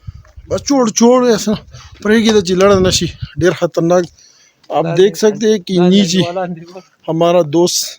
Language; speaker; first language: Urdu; non-native, local second language; Pashto